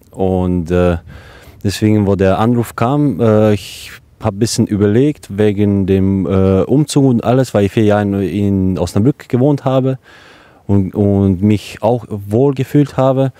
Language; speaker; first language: German; non-native, fluent; Croatian